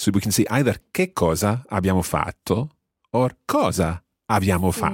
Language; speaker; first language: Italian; non-native, fluent; English